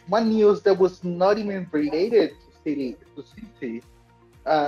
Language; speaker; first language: English; native; English